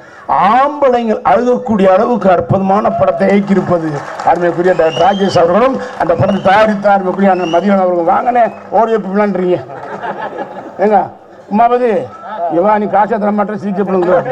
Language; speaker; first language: Tamil; native; Tamil